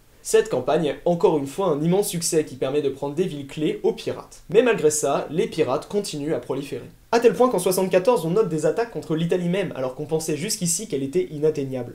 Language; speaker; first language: French; native; French